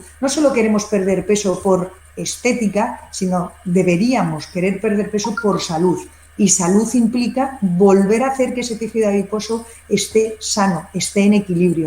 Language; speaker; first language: Spanish; native; Spanish